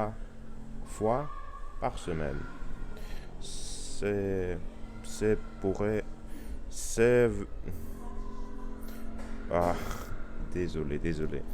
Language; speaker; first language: French; non-native, learner; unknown